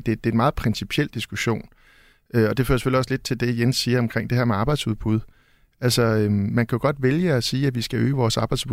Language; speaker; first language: Danish; native; Danish